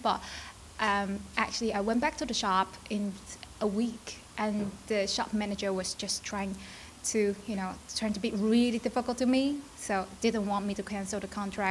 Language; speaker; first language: English; non-native, fluent; Chinese